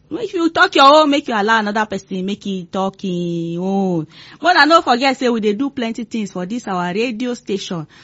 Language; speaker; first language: Nigerian Pidgin; non-native, local second language; Igbo